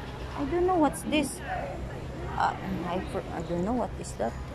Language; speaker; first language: English; non-native, local second language; Filipino